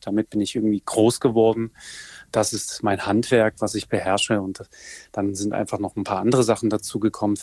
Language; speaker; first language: German; native; German